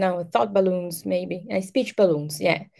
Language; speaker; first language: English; non-native, fluent; Portuguese